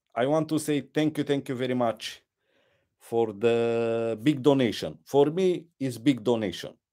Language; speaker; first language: English; non-native, learner; Romanian